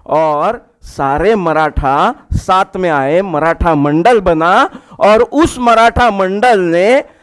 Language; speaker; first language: Hindi; non-native, local second language; Marathi